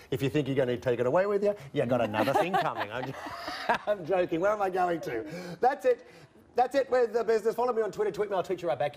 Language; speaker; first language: English; native; English